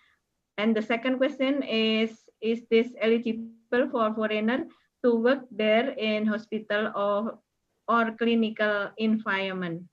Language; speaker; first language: English; non-native, learner; Indonesian